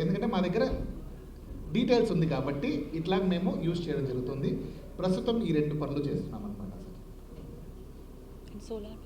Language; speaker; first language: Telugu; native; Telugu